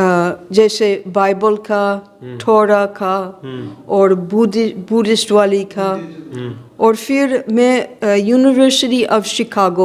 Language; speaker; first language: Hindi; non-native, fluent; English